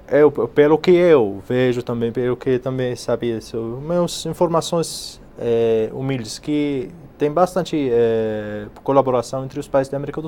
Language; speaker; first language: Portuguese; non-native, fluent; Arabic